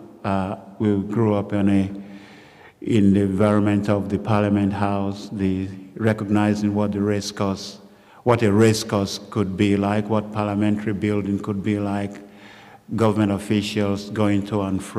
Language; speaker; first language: English; non-native, local second language; Yoruba